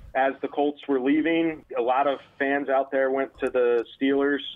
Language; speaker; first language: English; native; English